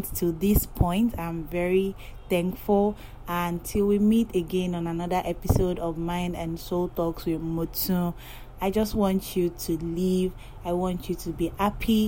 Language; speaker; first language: English; non-native, local second language; Yoruba